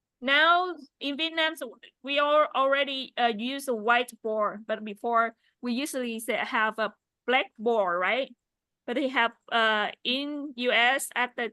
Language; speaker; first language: English; non-native, learner; Vietnamese